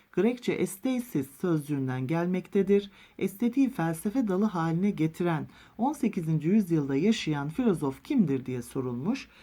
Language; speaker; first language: Turkish; native; Turkish